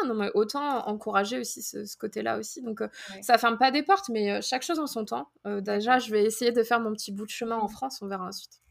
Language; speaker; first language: French; native; French